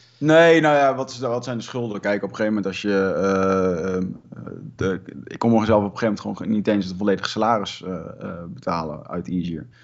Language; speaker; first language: Dutch; native; Dutch